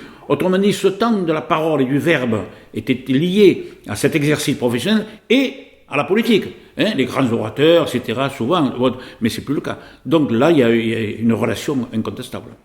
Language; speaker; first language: French; native; French